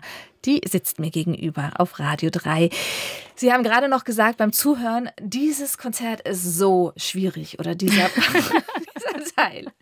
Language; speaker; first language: German; native; German